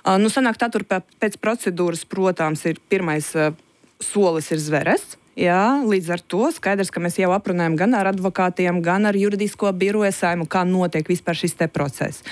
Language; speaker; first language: Latvian; non-native, local second language; Russian